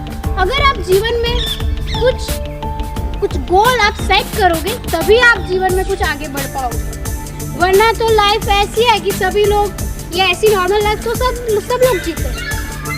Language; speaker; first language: Hindi; non-native, local second language; Gujarati